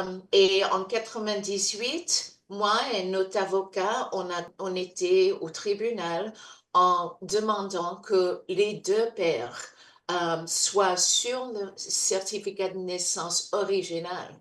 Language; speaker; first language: French; non-native, fluent; English